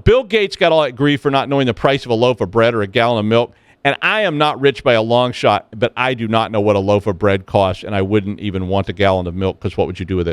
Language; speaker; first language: English; native; English